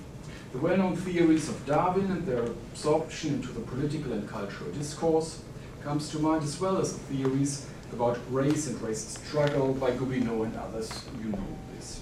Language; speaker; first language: English; non-native, fluent; German